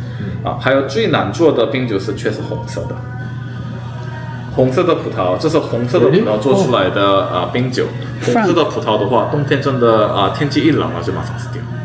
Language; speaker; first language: Chinese; non-native, fluent; Korean